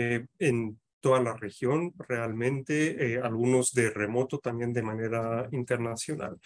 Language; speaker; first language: Spanish; native; Spanish